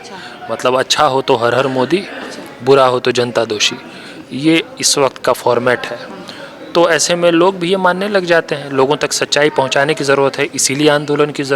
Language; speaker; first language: Hindi; native; Hindi